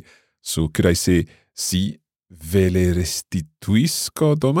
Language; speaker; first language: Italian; non-native, learner; English